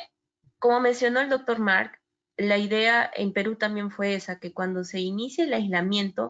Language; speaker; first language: Spanish; native; Spanish